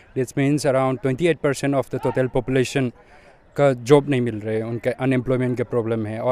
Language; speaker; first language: Hindi; non-native, local second language; Manipuri